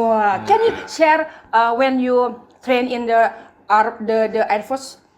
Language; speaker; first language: English; non-native, learner; Indonesian